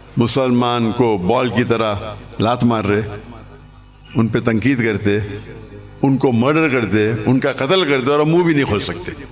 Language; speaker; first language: Urdu; non-native, local second language; English